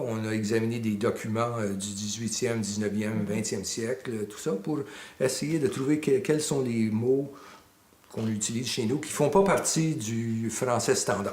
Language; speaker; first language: French; native; French